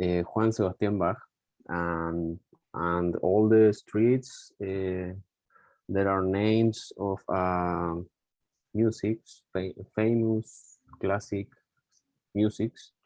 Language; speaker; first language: English; non-native, learner; Spanish